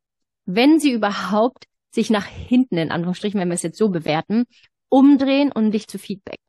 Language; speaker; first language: German; native; German